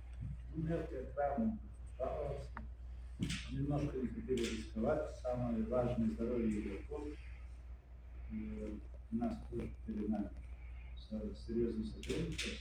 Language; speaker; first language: Russian; non-native, fluent; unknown